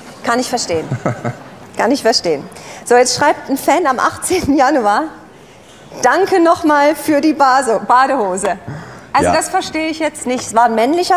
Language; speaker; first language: German; native; German